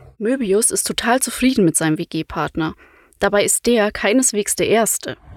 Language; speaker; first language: German; native; German